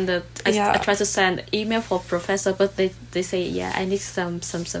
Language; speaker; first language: English; non-native, learner; Vietnamese